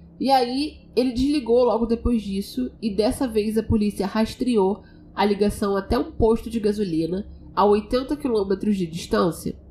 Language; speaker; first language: Portuguese; native; Portuguese